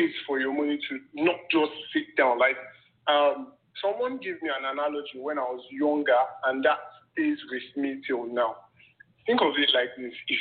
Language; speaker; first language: English; non-native, local second language; Yoruba